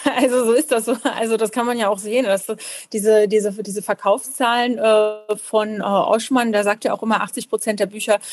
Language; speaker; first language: German; native; German